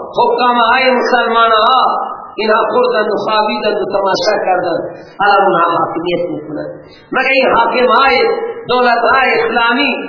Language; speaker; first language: Persian; native; Persian